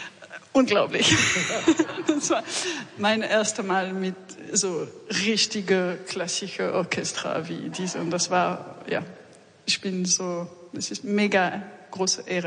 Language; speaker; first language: German; non-native, learner; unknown